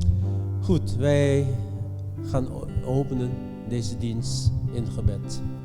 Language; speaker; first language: Dutch; non-native, fluent; Indonesian